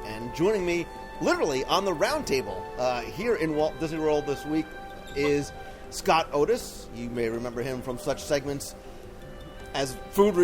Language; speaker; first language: English; native; English